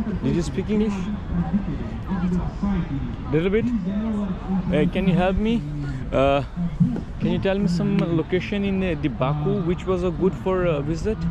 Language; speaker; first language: English; non-native, learner; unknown